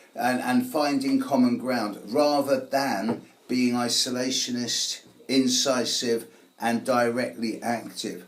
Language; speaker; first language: English; native; English